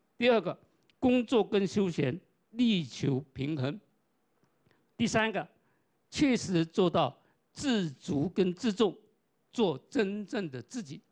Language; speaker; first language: Chinese; non-native, local second language; Hakka Chinese